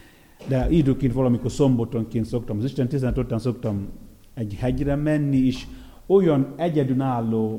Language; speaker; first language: Hungarian; non-native, fluent; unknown